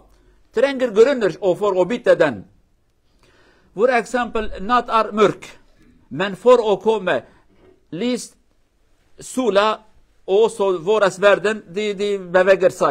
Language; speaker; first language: Norwegian; non-native, learner; Kurdish